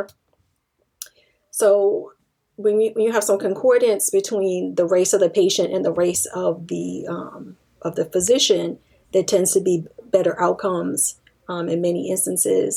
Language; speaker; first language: English; native; English